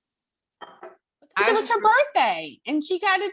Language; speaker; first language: English; native; English